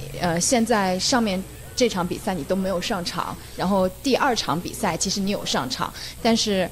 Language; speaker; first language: Chinese; native; Chinese